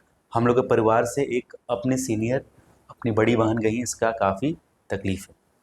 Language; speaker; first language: Hindi; native; Hindi